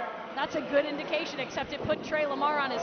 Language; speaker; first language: English; native; English